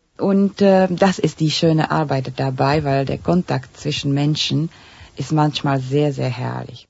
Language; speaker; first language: German; non-native, fluent; Czech